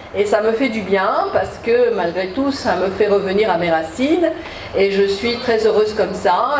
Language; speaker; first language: French; native; French